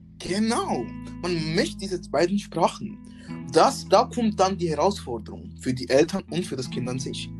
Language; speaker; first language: German; early bilingual, other home language; English